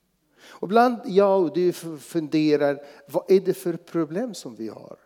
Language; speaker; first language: Swedish; non-native, fluent; Arabic